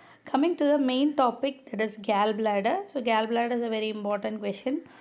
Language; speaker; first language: English; non-native, local second language; Tamil